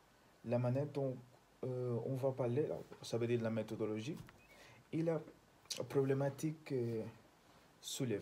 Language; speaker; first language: French; non-native, learner; Spanish